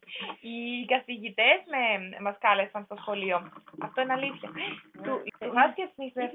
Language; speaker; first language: Greek; non-native, learner; German